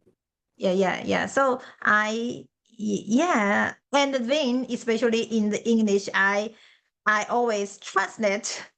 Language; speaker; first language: English; non-native, learner; Chinese